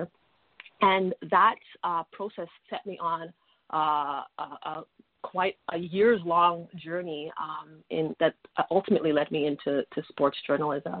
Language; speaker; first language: English; native; English